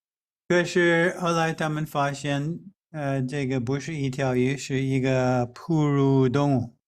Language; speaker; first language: Chinese; non-native, fluent; English